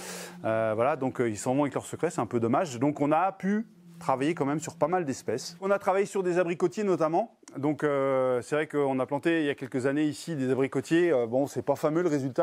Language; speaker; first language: French; native; French